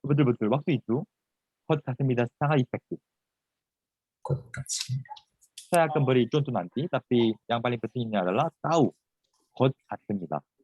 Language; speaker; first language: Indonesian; non-native, fluent; Korean